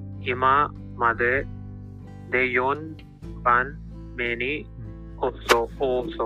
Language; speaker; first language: Japanese; non-native, learner; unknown